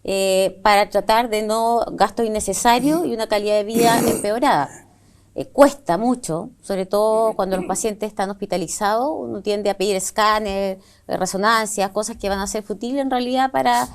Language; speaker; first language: Spanish; native; Spanish